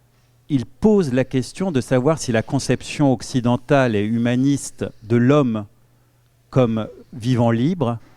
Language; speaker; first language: French; native; French